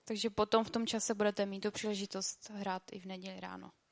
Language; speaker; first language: Czech; native; Czech